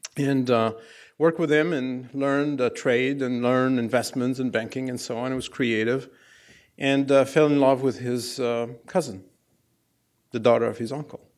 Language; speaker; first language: English; non-native, fluent; Arabic